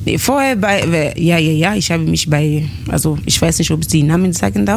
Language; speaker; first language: German; non-native, fluent; French